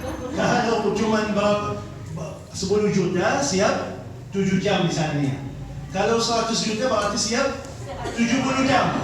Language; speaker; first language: Indonesian; non-native, fluent; Arabic